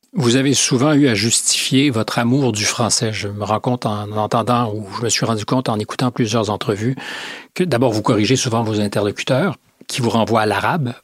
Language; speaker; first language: French; native; French